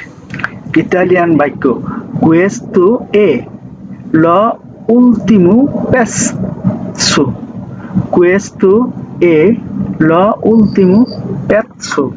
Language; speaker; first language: Italian; non-native, learner; Bangla